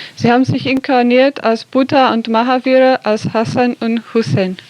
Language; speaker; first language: German; non-native, fluent; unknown